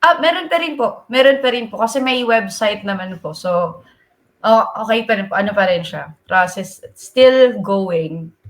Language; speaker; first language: Filipino; native; Filipino